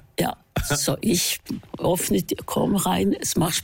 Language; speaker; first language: German; non-native, fluent; Norwegian